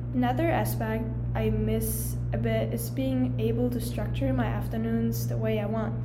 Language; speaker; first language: English; early bilingual, other home language; German